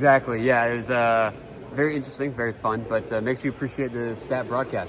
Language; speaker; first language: English; native; English